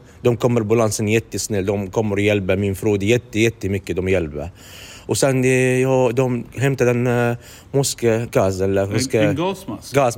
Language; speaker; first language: Swedish; non-native, learner; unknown